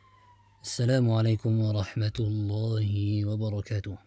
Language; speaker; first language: Arabic; non-native, fluent; English